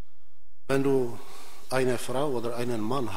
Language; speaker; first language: German; non-native, fluent; Polish